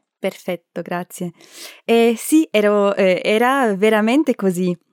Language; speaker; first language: Italian; non-native, learner; German